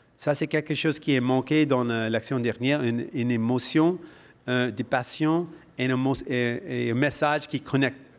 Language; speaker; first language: French; non-native, local second language; English